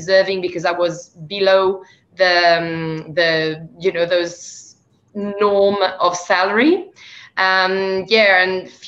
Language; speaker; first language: English; non-native, fluent; French